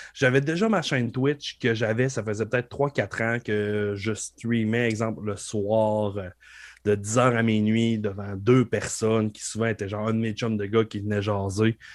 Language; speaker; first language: French; native; French